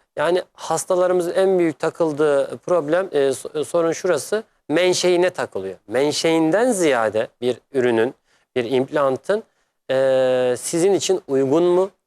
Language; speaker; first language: Turkish; native; Turkish